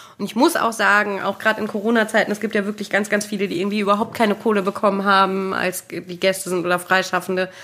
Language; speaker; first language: German; native; German